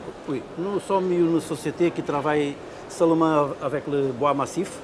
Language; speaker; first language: French; non-native, fluent; Portuguese